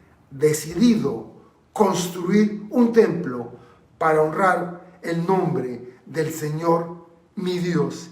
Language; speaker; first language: Spanish; native; Spanish